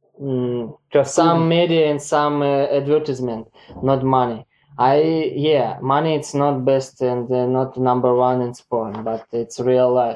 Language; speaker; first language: English; non-native, learner; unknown